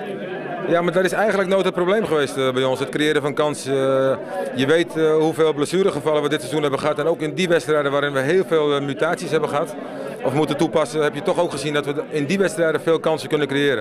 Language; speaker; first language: Dutch; native; Dutch